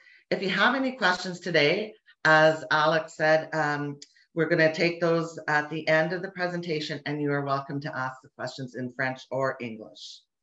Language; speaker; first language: English; native; English